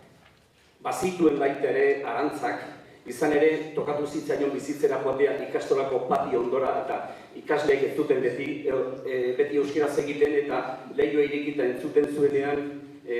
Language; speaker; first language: Basque; native; Basque